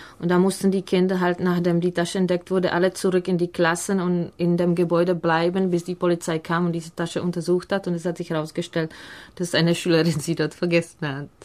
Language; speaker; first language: German; non-native, fluent; Czech